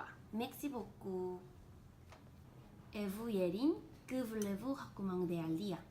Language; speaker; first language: French; non-native, learner; Korean